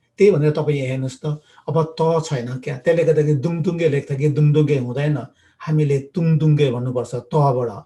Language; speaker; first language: Nepali; non-native, local second language; Limbu